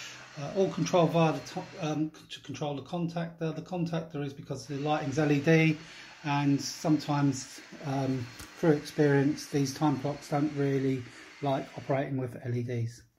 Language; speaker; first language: English; native; English